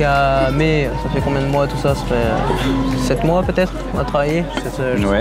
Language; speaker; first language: French; native; French